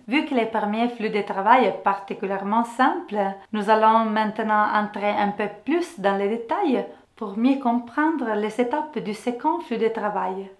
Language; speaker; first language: French; non-native, fluent; Italian